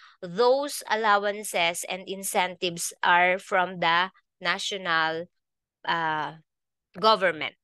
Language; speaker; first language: English; non-native, local second language; Filipino